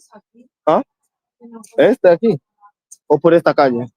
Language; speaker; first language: Spanish; non-native, learner; English